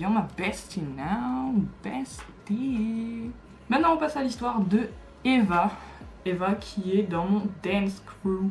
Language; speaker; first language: French; native; French